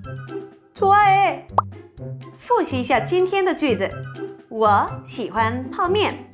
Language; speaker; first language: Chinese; non-native, fluent; Korean